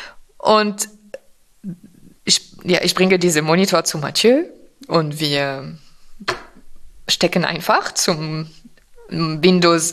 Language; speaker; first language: German; non-native, fluent; French